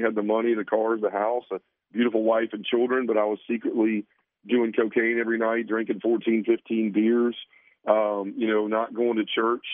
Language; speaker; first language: English; native; English